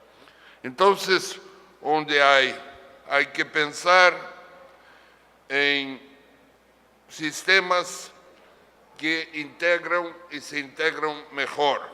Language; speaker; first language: Spanish; non-native, fluent; Portuguese